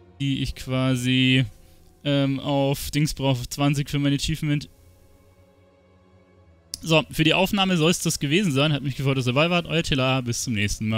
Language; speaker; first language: German; native; German